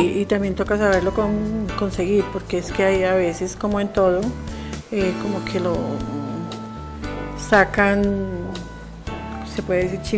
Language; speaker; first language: Spanish; native; Spanish